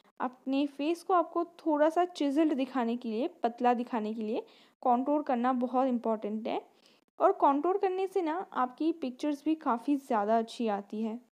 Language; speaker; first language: Hindi; non-native, local second language; Bangla